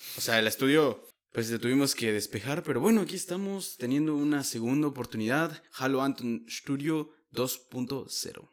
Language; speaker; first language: Spanish; native; Spanish